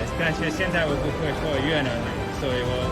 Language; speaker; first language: Chinese; non-native, fluent; English